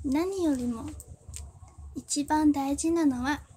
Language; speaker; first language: Japanese; non-native, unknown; Chinese